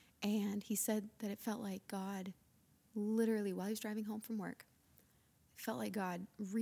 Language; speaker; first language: English; native; English